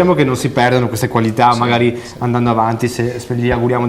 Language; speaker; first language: Italian; native; Italian